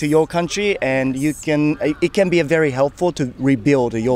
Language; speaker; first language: English; non-native, fluent; Japanese